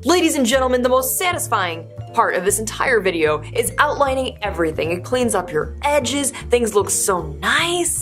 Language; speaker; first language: English; native; English